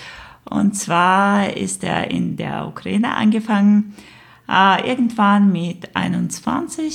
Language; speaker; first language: German; non-native, fluent; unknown